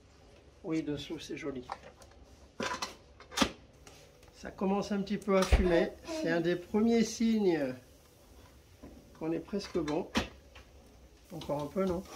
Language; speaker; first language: French; native; French